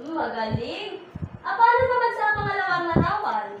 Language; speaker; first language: Filipino; native; Filipino